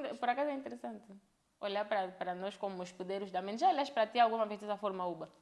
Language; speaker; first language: Portuguese; native; Portuguese